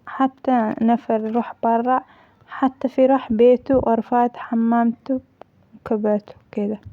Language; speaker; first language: Arabic; non-native, learner; Amharic